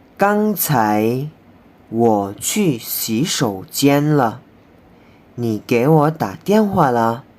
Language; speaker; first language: Chinese; non-native, fluent; Indonesian